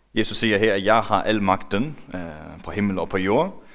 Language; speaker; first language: Danish; non-native, local second language; Faroese